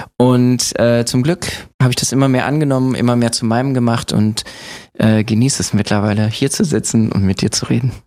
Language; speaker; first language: German; native; German